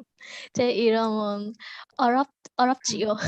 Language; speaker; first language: Korean; non-native, learner; Burmese